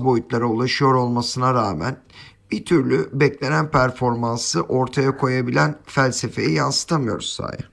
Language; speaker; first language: Turkish; native; Turkish